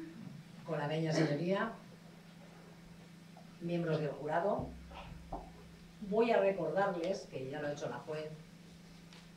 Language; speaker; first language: Spanish; native; Spanish